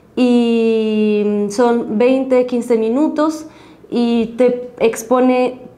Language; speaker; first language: Spanish; non-native, fluent; Arabic